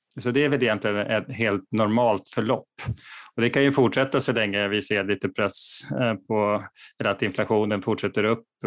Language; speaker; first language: Swedish; native; Swedish